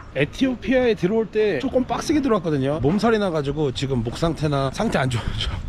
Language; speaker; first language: Korean; native; Korean